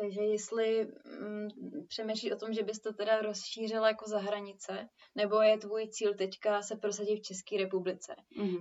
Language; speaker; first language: Czech; native; Czech